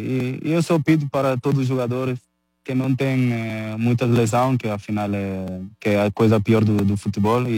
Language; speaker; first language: Portuguese; non-native, fluent; Spanish